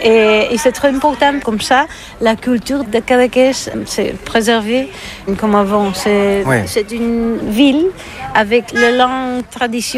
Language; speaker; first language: French; non-native, learner; Catalan